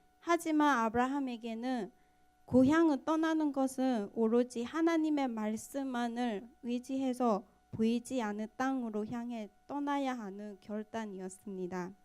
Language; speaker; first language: Korean; non-native, fluent; Burmese